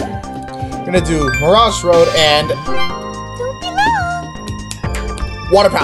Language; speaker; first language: English; native; English